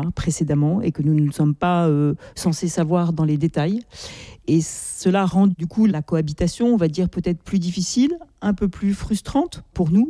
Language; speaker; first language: French; native; French